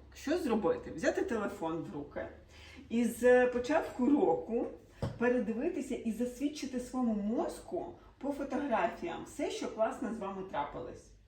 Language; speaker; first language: Ukrainian; non-native, local second language; Russian